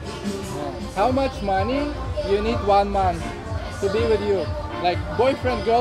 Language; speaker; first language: English; non-native, learner; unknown